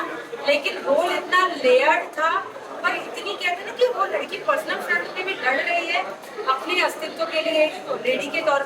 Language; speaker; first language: Hindi; native; Hindi